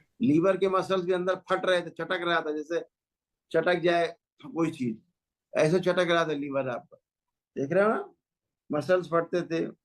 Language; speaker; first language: Hindi; native; Hindi